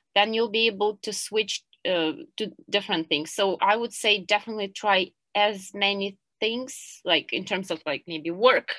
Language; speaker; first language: English; non-native, fluent; Ukrainian